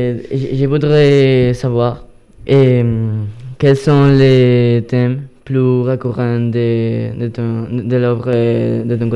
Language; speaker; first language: French; non-native, learner; Spanish